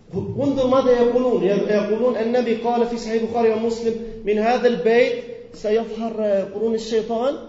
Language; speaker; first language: Arabic; non-native, learner; Persian